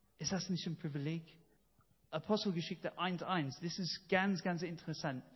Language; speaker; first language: German; non-native, fluent; English